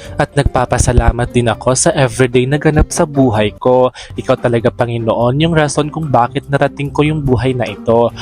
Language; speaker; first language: Filipino; native; Filipino